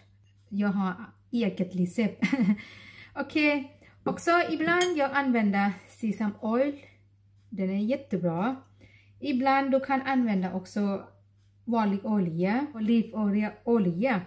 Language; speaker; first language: Swedish; non-native, learner; Thai